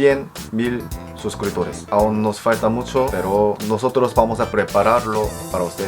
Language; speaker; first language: Spanish; non-native, fluent; Korean